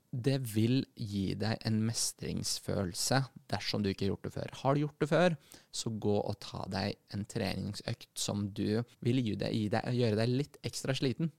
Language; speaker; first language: Norwegian; early bilingual, other home language; Arabic